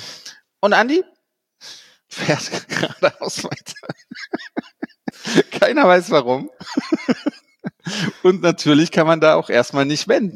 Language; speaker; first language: German; native; German